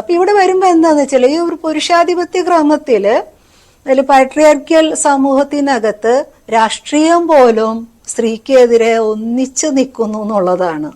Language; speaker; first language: Malayalam; native; Malayalam